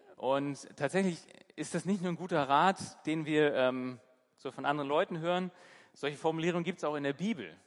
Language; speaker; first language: German; native; German